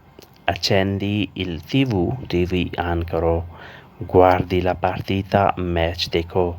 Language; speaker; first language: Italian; non-native, learner; Urdu